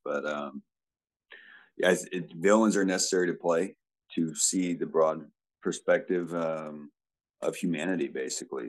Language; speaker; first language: English; native; English